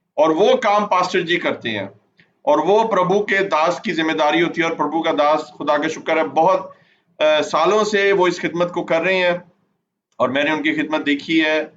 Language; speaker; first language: Urdu; non-native, local second language; Punjabi